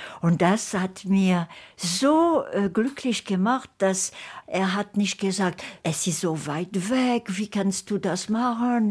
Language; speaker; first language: German; non-native, fluent; French